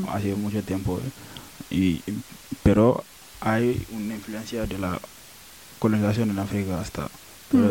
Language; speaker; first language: Spanish; non-native, learner; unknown